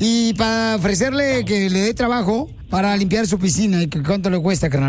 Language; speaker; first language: Spanish; native; Spanish